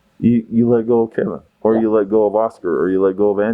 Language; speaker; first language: English; native; English